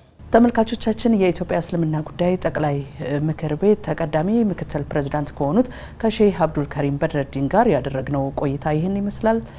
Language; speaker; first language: Amharic; native; Amharic